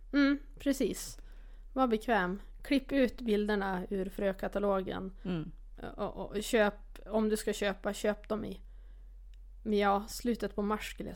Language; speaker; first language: Swedish; native; Swedish